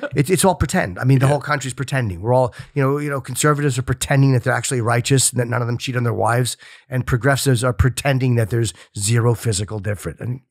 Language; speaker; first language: English; native; English